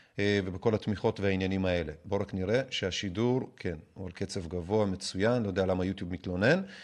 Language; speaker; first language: Hebrew; early bilingual, other home language; Russian